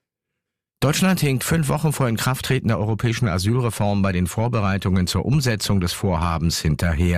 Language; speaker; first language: German; native; German